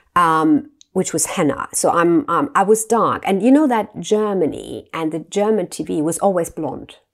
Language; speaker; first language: English; non-native, fluent; German